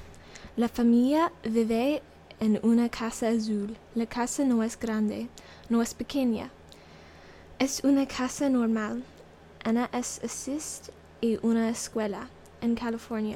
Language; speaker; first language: Spanish; non-native, learner; English